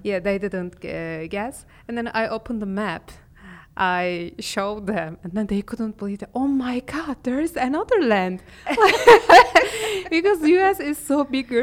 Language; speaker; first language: English; non-native, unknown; Turkish